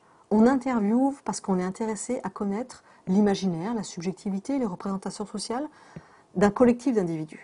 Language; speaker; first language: French; native; French